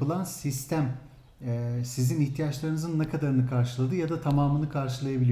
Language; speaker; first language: Turkish; native; Turkish